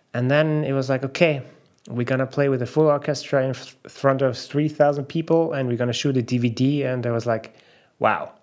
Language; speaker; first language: English; non-native, fluent; German